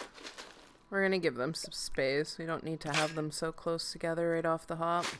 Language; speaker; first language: English; native; English